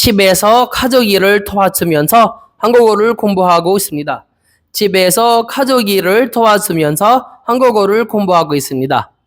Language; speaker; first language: Korean; non-native, learner; Filipino